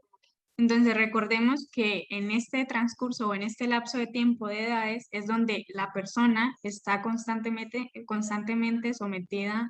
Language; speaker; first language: Spanish; native; Spanish